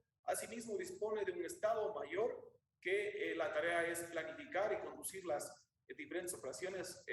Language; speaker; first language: Spanish; native; Spanish